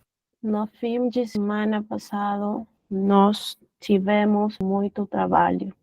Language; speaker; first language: Portuguese; non-native, learner; Spanish